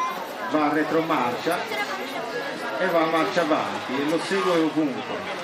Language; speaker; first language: Italian; native; Italian